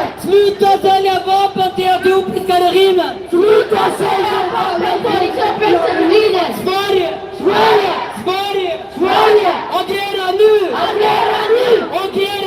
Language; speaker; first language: Swedish; early bilingual, other home language; Tigrinya